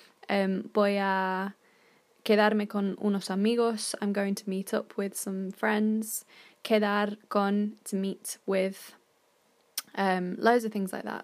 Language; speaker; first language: English; native; English